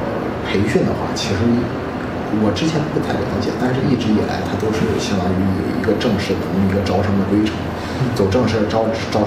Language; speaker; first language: Chinese; native; Chinese